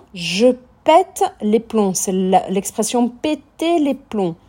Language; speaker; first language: French; non-native, fluent; Portuguese